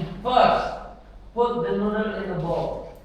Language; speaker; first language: English; non-native, learner; Indonesian